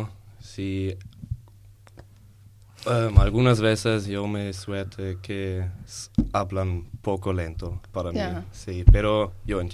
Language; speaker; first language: Spanish; non-native, learner; German